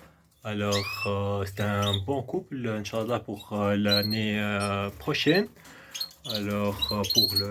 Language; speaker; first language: French; non-native, local second language; Arabic